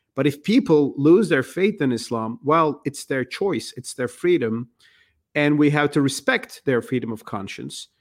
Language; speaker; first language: English; non-native, fluent; Turkish